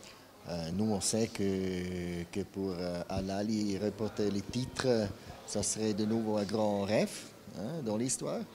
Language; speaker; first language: French; non-native, fluent; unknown